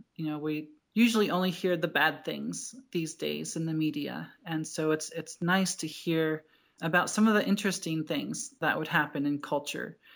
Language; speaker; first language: English; native; English